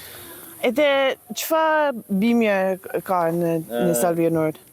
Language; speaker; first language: Albanian; non-native, learner; English